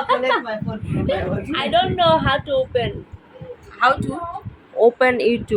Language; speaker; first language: English; non-native, learner; Bangla